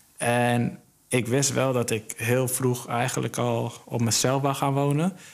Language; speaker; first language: Dutch; early bilingual, other home language; Somali